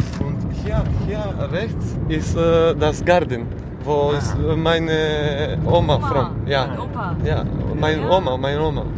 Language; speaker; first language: German; non-native, learner; Serbian